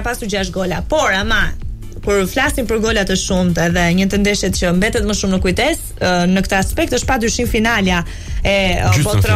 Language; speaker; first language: Albanian; native; Albanian